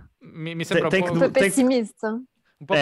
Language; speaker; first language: Italian; native; Italian